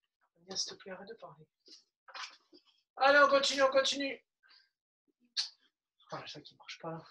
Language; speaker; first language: French; native; French